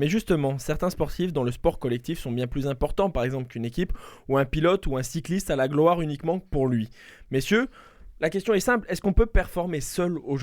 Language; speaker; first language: French; native; French